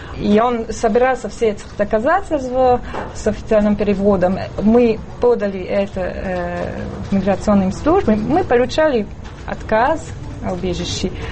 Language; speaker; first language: Russian; non-native, fluent; French